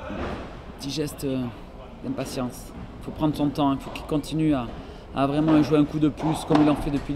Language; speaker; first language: French; native; French